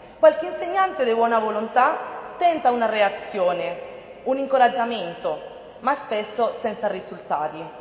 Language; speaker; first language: Italian; non-native, fluent; Spanish